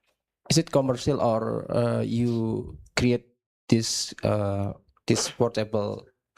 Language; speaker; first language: English; non-native, learner; Indonesian